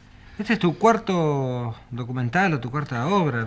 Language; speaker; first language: Spanish; native; Spanish